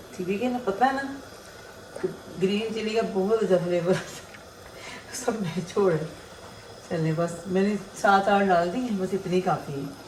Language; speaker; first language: Urdu; non-native, local second language; Punjabi